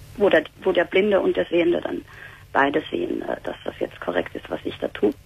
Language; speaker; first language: German; native; German